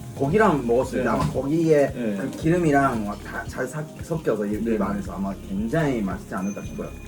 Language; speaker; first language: Korean; non-native, fluent; Japanese